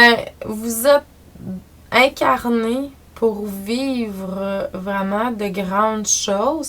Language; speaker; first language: French; native; French